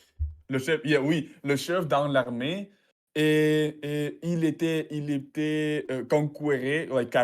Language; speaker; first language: French; non-native, learner; Russian